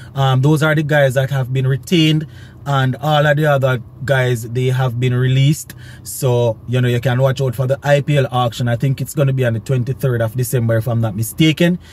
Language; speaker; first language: English; native; English